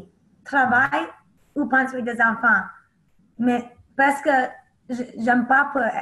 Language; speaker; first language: French; non-native, learner; English